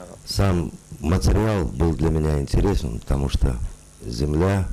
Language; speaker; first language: Russian; non-native, local second language; Uzbek